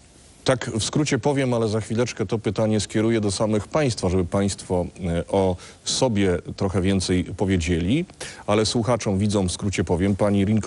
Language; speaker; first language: Polish; native; Polish